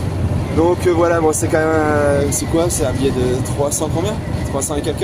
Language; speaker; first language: French; native; French